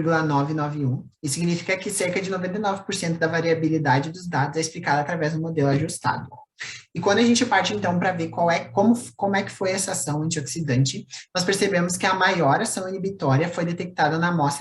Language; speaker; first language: Portuguese; native; Portuguese